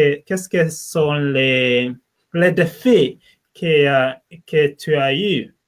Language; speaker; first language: French; non-native, learner; English